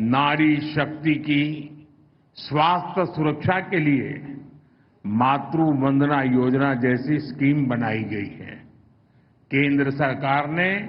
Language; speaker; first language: Hindi; non-native, local second language; Gujarati